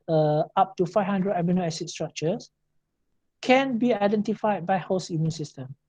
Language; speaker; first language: English; non-native, local second language; Malay